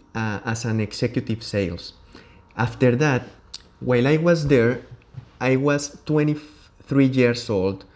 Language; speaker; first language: English; non-native, learner; Spanish